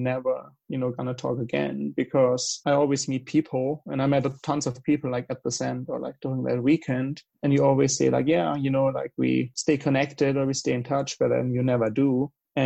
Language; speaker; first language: English; non-native, fluent; German